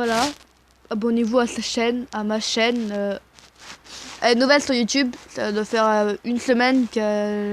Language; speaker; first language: French; native; French